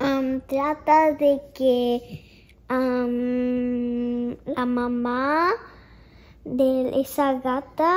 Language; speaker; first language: Spanish; early bilingual, heritage; Japanese